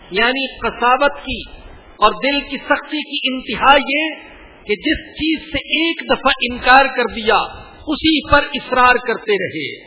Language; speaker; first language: Urdu; non-native, local second language; Punjabi